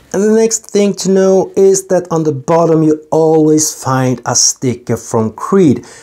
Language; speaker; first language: English; non-native, fluent; Swedish